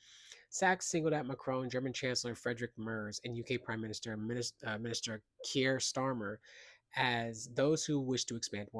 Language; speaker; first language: English; native; English